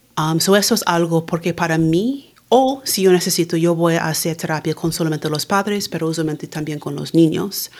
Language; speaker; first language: Spanish; early bilingual, heritage; Spanish